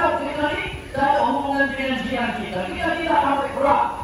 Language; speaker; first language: Malay; non-native, fluent; Arabic